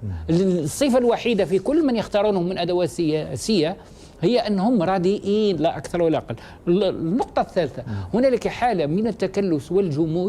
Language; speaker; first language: Arabic; native; Arabic